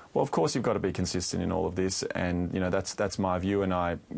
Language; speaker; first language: English; native; English